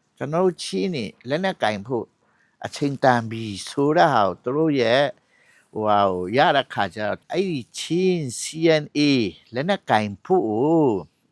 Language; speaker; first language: Burmese; non-native, local second language; Hakha Chin